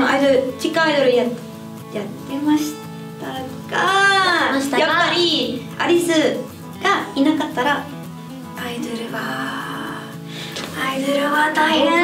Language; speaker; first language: Japanese; non-native, fluent; Spanish